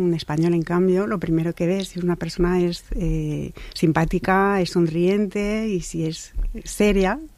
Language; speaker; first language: Spanish; non-native, fluent; French